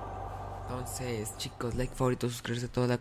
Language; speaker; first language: Spanish; native; Spanish